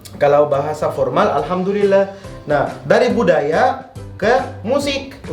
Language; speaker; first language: Indonesian; non-native, fluent; Arabic